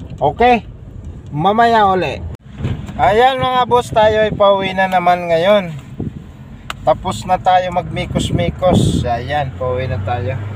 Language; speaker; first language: Filipino; non-native, local second language; Cebuano